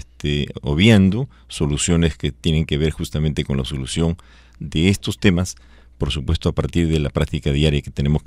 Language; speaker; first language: Spanish; native; Spanish